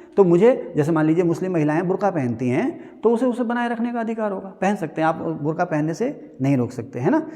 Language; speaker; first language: Hindi; native; Hindi